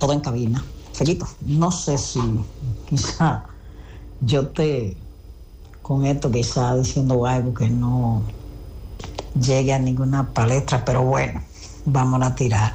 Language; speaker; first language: Spanish; native; Spanish